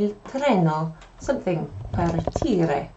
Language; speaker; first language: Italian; non-native, fluent; English